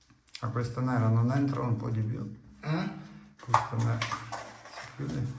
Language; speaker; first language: Italian; non-native, learner; Russian